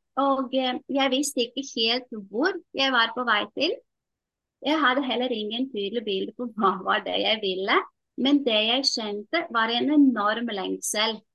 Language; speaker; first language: Norwegian; non-native, fluent; Latvian